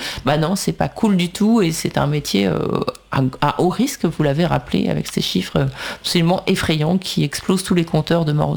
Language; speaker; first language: French; native; French